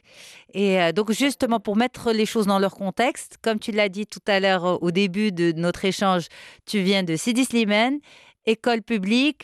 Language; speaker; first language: French; non-native, local second language; Arabic